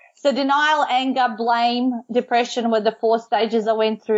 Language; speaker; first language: English; non-native, fluent; Macedonian